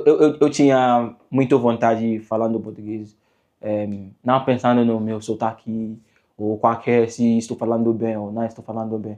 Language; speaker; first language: Portuguese; non-native, learner; English